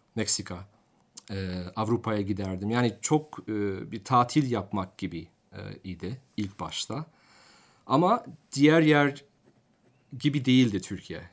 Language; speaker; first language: Turkish; non-native, fluent; English